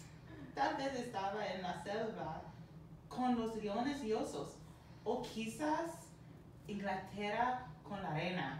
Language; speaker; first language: Spanish; non-native, learner; English